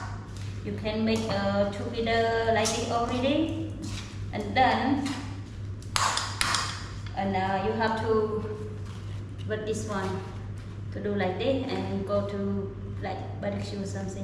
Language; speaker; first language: English; non-native, learner; Khmer